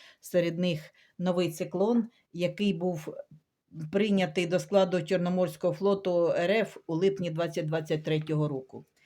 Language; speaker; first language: Ukrainian; native; Ukrainian